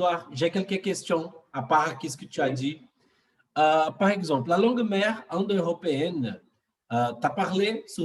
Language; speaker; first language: French; non-native, fluent; Portuguese